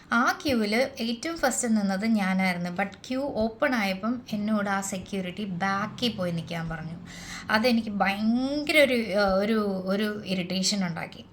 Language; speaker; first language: Malayalam; native; Malayalam